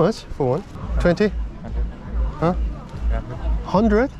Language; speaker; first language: English; non-native, learner; Korean